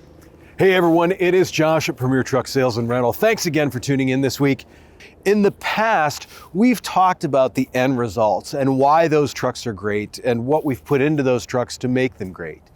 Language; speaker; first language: English; native; English